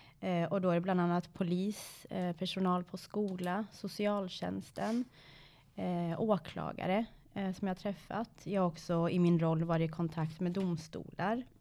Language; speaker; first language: Swedish; early bilingual, other home language; Persian